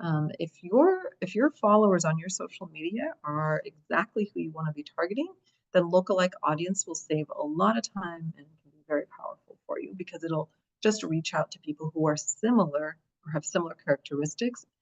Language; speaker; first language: English; native; English